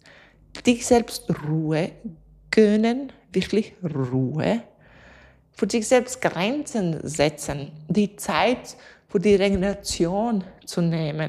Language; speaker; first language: German; non-native, fluent; Latvian